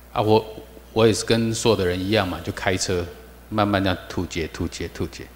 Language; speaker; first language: Chinese; native; Chinese